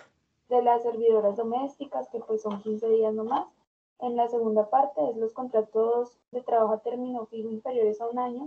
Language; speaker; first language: Spanish; native; Spanish